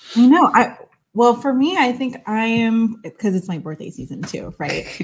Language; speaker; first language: English; early bilingual, other home language; Spanish